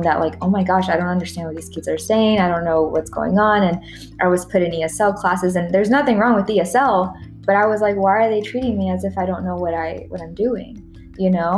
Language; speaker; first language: English; early bilingual, other home language; Spanish